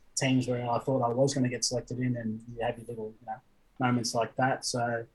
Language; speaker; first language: English; native; English